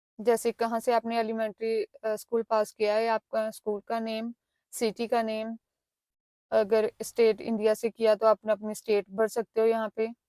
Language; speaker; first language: Hindi; non-native, local second language; Punjabi